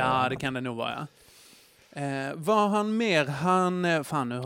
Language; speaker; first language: Swedish; native; Swedish